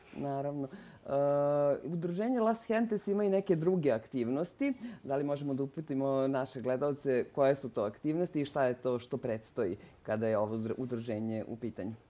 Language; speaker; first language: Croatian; native; Croatian